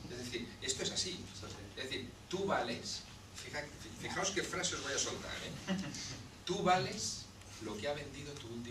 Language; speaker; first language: Spanish; native; Spanish